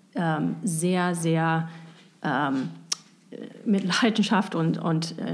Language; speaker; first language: German; non-native, fluent; English